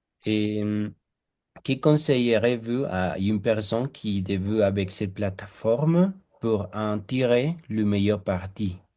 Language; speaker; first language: French; non-native, fluent; Spanish